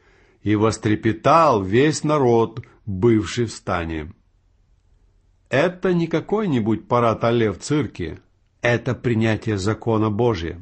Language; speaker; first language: Russian; native; Russian